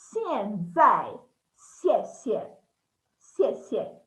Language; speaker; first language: Chinese; non-native, fluent; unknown